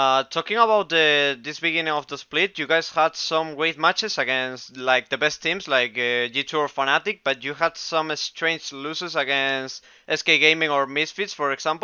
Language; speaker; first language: English; non-native, fluent; Spanish